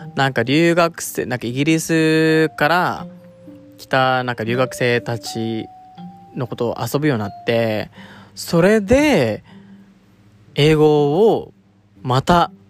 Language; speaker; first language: Japanese; early bilingual, other home language; Filipino